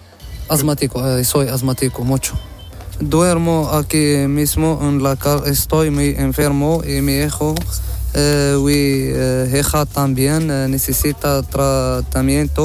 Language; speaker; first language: Spanish; non-native, learner; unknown